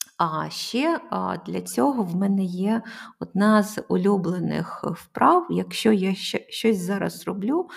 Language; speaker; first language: Ukrainian; non-native, local second language; Russian